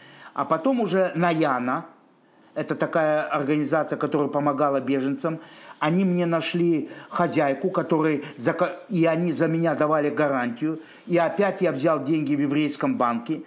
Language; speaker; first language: Russian; native; Russian